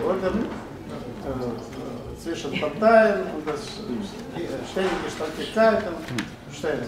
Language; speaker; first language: German; non-native, learner; Russian